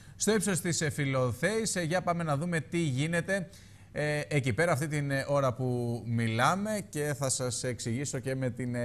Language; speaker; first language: Greek; native; Greek